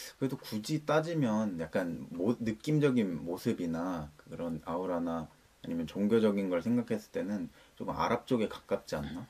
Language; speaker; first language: Korean; native; Korean